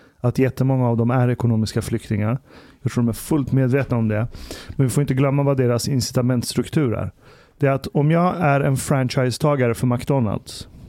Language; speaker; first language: Swedish; early bilingual, other home language; Persian